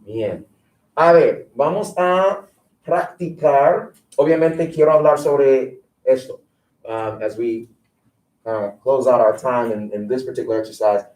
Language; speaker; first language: Spanish; non-native, fluent; English